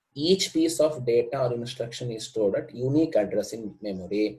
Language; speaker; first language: English; non-native, local second language; Kannada